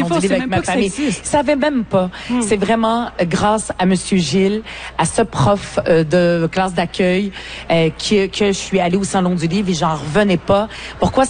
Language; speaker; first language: French; early bilingual, other home language; Arabic